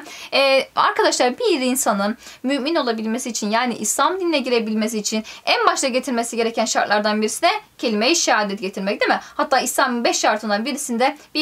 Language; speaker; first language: Turkish; native; Turkish